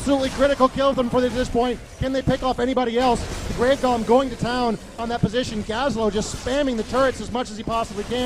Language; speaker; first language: English; native; English